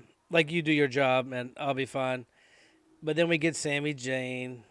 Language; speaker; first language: English; native; English